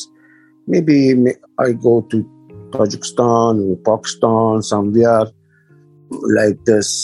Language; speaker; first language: English; non-native, learner; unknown